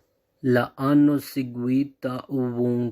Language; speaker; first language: Italian; non-native, fluent; Urdu